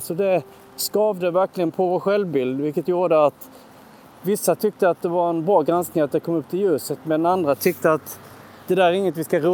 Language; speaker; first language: Swedish; native; Swedish